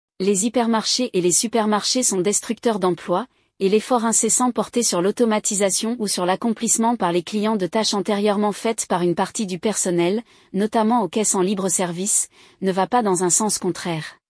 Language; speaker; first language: French; native; French